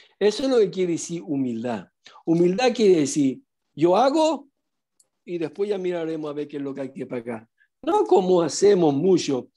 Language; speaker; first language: Spanish; non-native, fluent; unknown